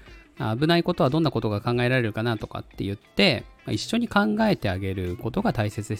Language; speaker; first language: Japanese; native; Japanese